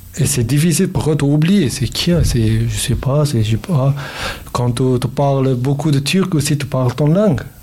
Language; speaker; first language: French; non-native, learner; Kurdish